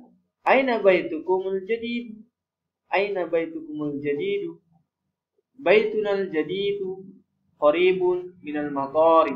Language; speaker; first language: Arabic; non-native, fluent; Indonesian